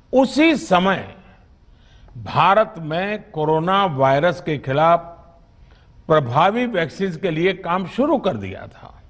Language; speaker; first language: Hindi; non-native, local second language; Gujarati